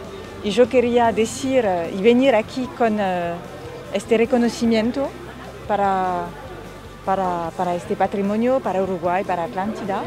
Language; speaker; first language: Spanish; non-native, fluent; French